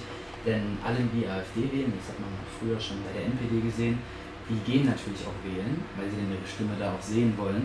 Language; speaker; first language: German; native; German